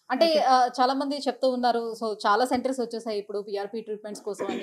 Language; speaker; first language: Telugu; native; Telugu